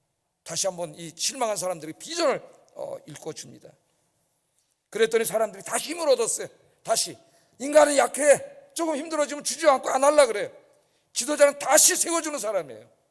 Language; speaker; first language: Korean; native; Korean